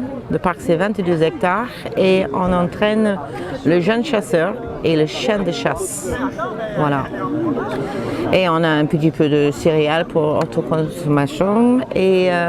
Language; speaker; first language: French; non-native, fluent; English